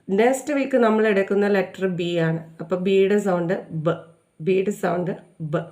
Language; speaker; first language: Malayalam; native; Malayalam